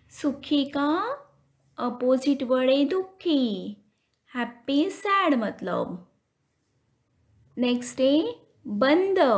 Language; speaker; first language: Hindi; non-native, local second language; Marathi